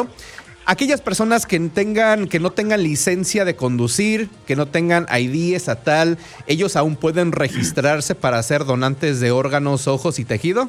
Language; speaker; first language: Spanish; native; Spanish